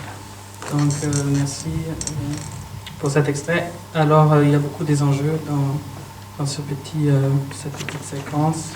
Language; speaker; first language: French; non-native, fluent; German